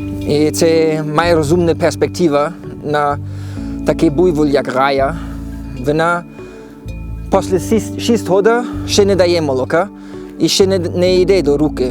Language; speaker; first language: Ukrainian; non-native, learner; German